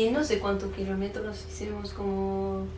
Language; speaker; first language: Spanish; non-native, fluent; French